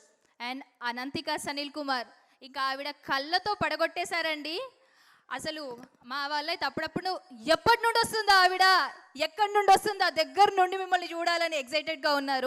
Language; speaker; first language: Telugu; native; Telugu